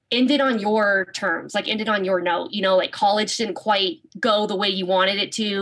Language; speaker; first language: English; native; English